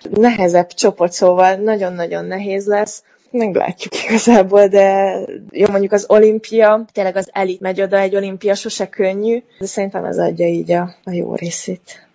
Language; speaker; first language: Hungarian; native; Hungarian